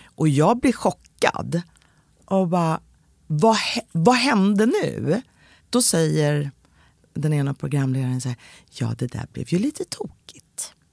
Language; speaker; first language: Swedish; native; Swedish